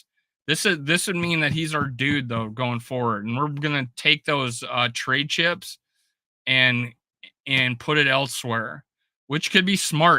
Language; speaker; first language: English; native; English